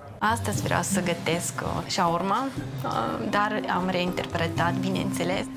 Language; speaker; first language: Romanian; non-native, fluent; German